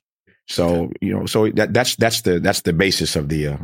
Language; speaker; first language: English; native; English